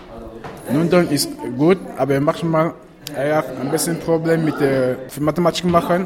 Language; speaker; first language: German; non-native, learner; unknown